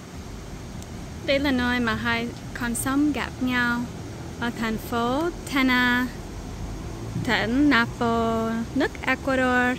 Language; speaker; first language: Vietnamese; non-native, fluent; English